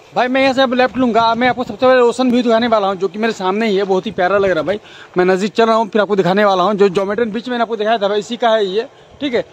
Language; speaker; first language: Hindi; native; Hindi